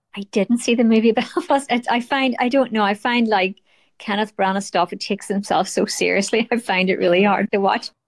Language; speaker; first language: English; native; English